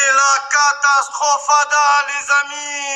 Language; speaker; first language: French; native; French